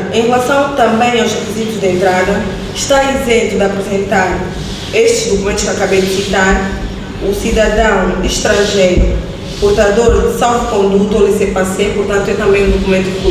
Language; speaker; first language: Portuguese; native; Portuguese